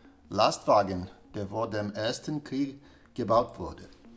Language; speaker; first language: German; non-native, learner; Portuguese